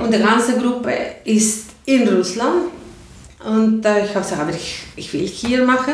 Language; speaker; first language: German; non-native, learner; Spanish